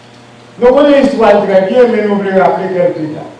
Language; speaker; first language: French; non-native, local second language; Haitian Creole